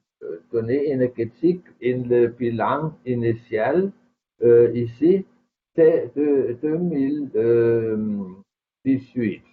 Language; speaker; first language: French; non-native, fluent; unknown